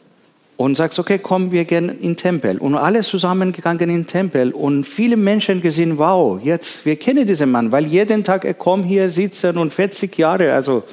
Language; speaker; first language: German; non-native, learner; Persian